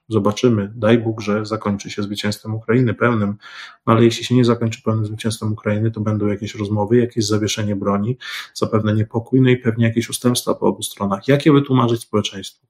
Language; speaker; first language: Polish; native; Polish